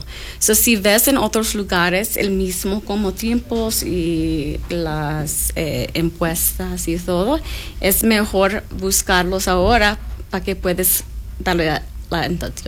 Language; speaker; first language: Spanish; non-native, learner; English